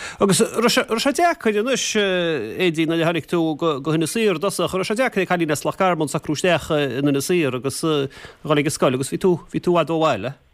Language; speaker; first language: Irish; native; Irish